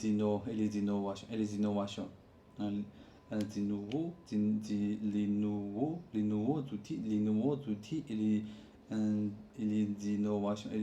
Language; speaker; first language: French; non-native, learner; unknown